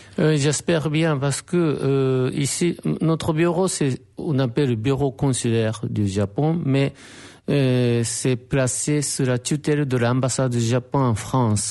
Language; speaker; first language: French; non-native, fluent; Japanese